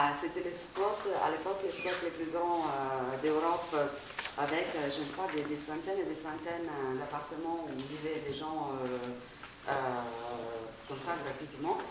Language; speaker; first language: French; non-native, fluent; Italian